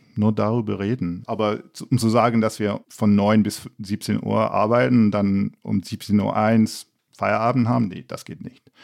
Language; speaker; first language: German; non-native, fluent; English